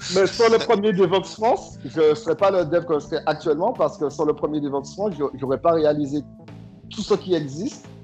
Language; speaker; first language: French; native; French